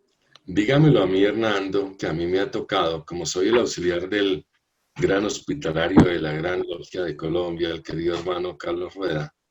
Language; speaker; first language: Spanish; native; Spanish